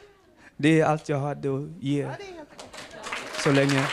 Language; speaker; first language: Swedish; non-native, fluent; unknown